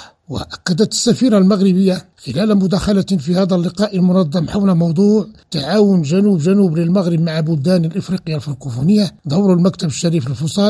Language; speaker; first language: Arabic; native; Arabic